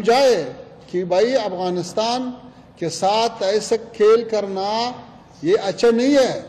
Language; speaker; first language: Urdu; non-native, fluent; Pashto